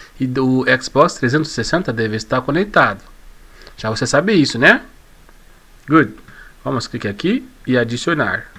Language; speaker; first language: Portuguese; non-native, fluent; Haitian Creole